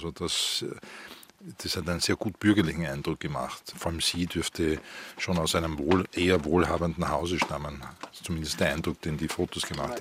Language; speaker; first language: German; native; German